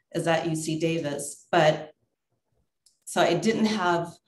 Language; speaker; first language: English; native; English